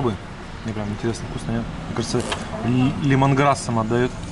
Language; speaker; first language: Russian; native; Russian